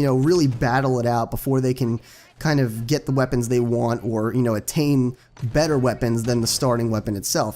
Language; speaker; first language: English; native; English